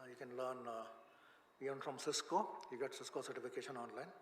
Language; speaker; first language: English; non-native, local second language; Kannada